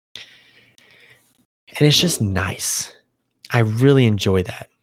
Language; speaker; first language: English; native; English